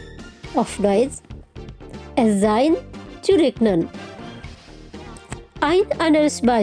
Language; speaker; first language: German; non-native, fluent; Indonesian